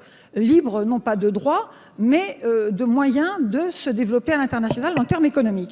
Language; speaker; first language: French; native; French